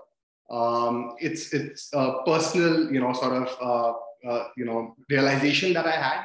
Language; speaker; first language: English; non-native, local second language; Hindi